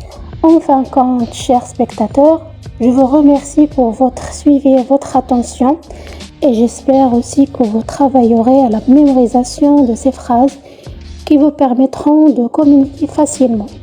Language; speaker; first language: French; non-native, fluent; Arabic